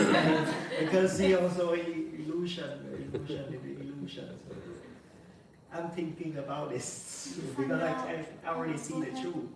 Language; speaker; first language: English; non-native, learner; Vietnamese